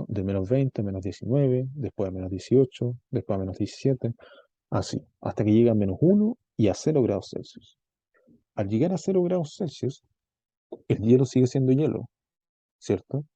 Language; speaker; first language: Spanish; native; Spanish